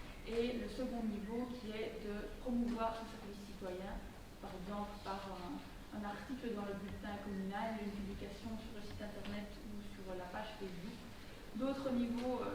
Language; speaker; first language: French; native; French